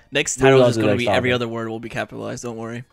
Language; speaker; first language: English; native; English